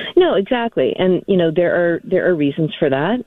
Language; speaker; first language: English; native; English